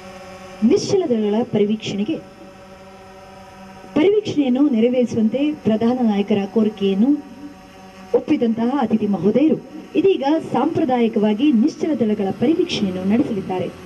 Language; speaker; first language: Kannada; native; Kannada